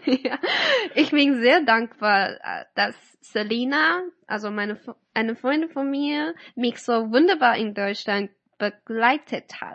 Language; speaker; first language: German; non-native, fluent; Chinese